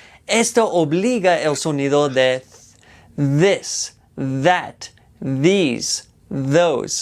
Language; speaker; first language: Spanish; non-native, fluent; English